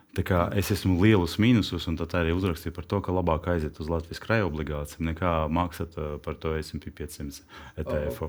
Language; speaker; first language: Latvian; non-native, local second language; Russian